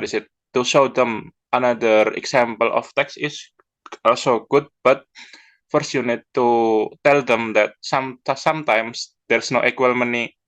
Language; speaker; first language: English; non-native, fluent; Indonesian